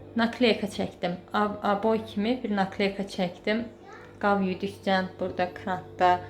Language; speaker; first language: Azerbaijani; native; Azerbaijani